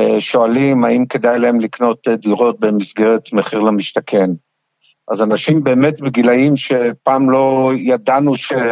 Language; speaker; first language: Hebrew; native; Hebrew